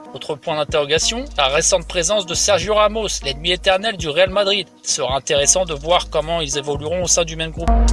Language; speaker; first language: French; native; French